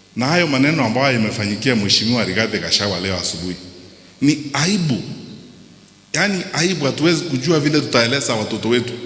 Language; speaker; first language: Swahili; non-native, local second language; Gusii